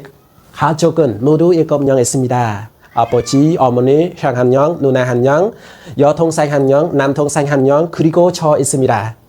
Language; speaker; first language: Korean; non-native, fluent; Khmer